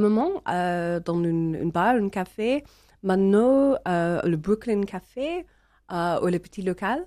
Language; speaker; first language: French; non-native, learner; English